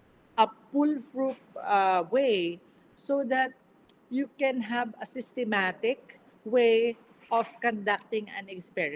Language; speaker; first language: English; non-native, local second language; Filipino